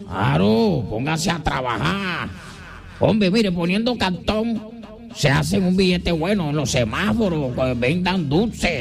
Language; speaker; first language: Spanish; native; Spanish